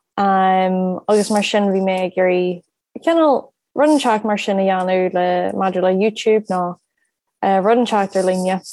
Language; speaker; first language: Irish; non-native, local second language; English